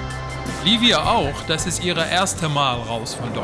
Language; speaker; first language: German; non-native, learner; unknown